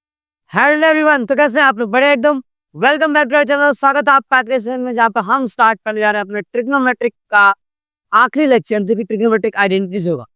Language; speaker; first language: Hindi; non-native, local second language; Gujarati